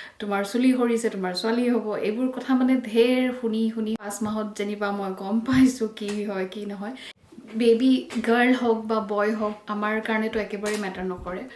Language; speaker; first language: Assamese; native; Assamese